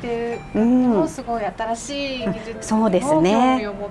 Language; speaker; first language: Japanese; native; Japanese